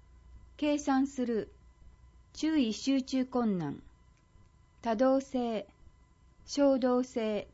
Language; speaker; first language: Japanese; native; Japanese